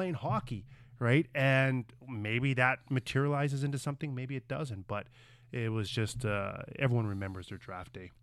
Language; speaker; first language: English; native; English